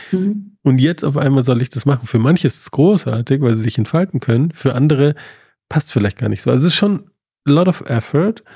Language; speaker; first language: German; native; German